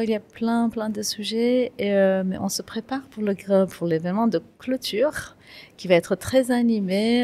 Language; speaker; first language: French; non-native, fluent; Kurdish